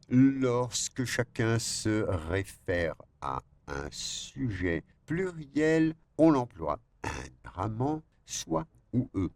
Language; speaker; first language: French; non-native, fluent; Spanish